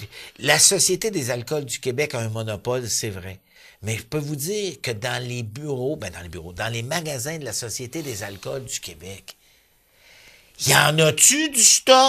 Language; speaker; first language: French; native; French